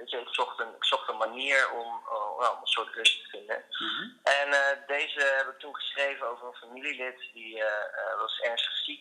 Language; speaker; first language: Dutch; native; Dutch